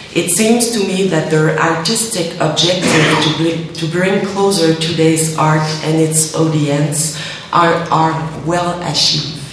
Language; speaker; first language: English; non-native, learner; French